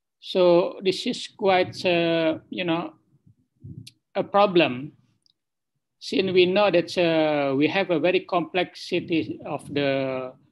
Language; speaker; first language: English; non-native, fluent; Indonesian